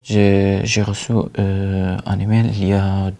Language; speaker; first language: French; non-native, learner; Arabic